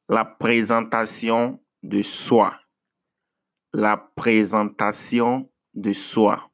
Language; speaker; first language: French; non-native, fluent; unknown